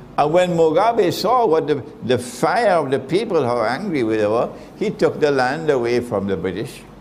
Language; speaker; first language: English; native; English